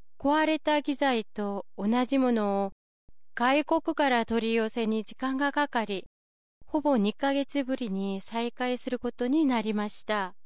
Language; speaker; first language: Japanese; non-native, fluent; Korean